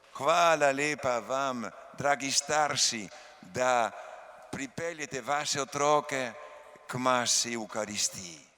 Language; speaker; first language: Slovenian; early bilingual, heritage; Slovenian